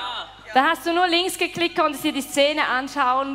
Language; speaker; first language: German; native; German